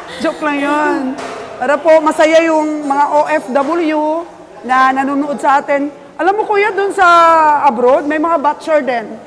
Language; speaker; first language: Filipino; non-native, local second language; Cebuano